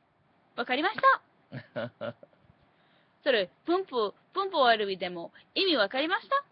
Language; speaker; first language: Japanese; non-native, learner; English